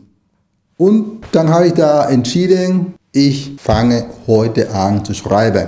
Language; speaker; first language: German; non-native, fluent; Spanish